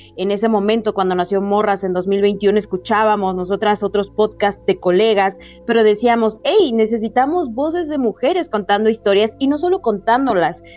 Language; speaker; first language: Spanish; native; Spanish